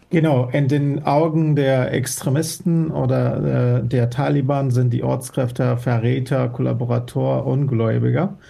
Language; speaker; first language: German; non-native, fluent; Persian